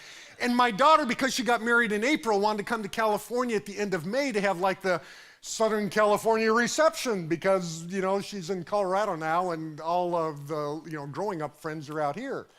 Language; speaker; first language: English; native; English